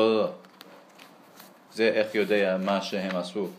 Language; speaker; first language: Hebrew; non-native, learner; English